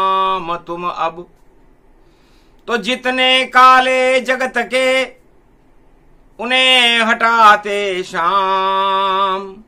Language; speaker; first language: Hindi; native; Hindi